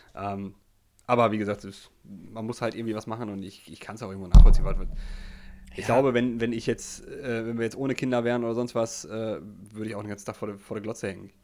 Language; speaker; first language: German; early bilingual, other home language; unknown